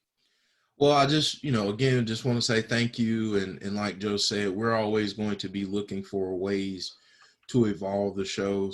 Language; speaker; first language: English; native; English